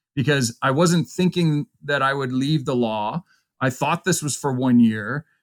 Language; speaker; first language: English; native; English